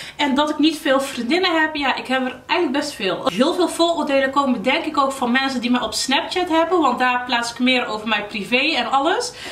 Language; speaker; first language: Dutch; early bilingual, other home language; Arabic